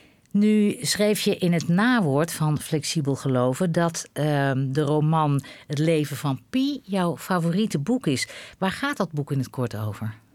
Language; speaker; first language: Dutch; native; Dutch